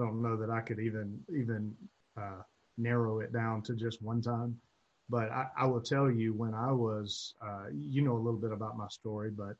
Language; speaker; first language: English; native; English